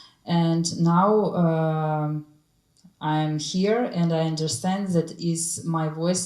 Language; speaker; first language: English; non-native, learner; Ukrainian